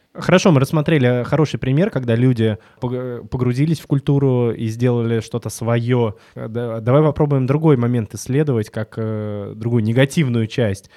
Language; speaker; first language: Russian; native; Russian